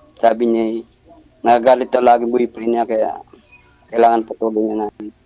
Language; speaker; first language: Filipino; non-native, local second language; Cebuano